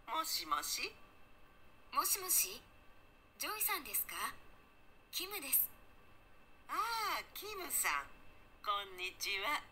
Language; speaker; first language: Japanese; non-native, fluent; Malay